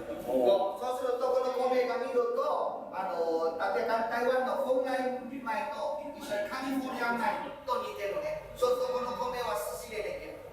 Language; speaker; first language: Japanese; non-native, fluent; Chinese